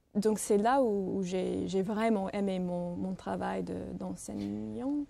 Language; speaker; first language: French; non-native, fluent; English